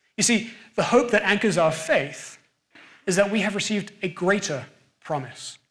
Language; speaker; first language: English; native; English